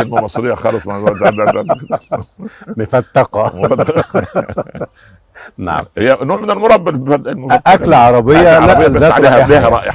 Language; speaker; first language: Arabic; native; Arabic